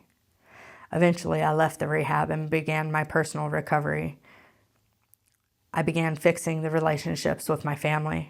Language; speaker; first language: English; native; English